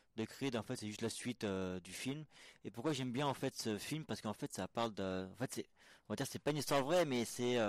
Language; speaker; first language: French; native; French